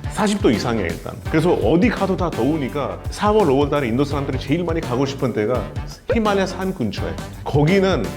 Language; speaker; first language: Korean; non-native, fluent; Hindi